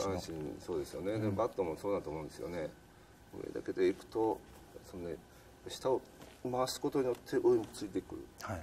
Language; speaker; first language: Japanese; native; Japanese